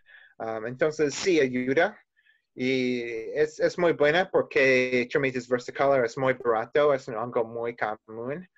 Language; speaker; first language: Spanish; non-native, learner; English